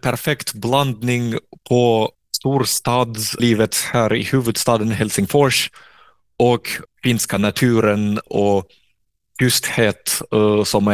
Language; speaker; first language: Swedish; non-native, fluent; Russian